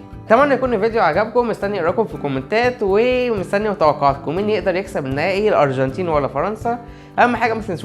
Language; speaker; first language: Arabic; native; Arabic